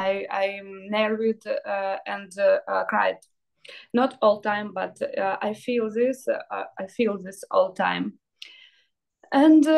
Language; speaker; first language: English; non-native, learner; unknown